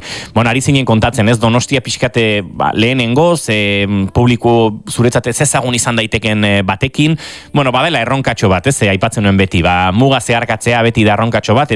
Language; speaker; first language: Basque; native; Basque